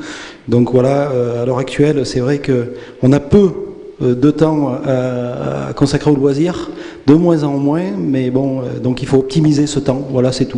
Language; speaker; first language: French; native; French